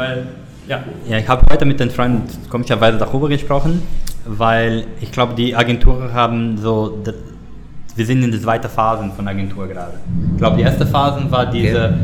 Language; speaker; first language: German; non-native, learner; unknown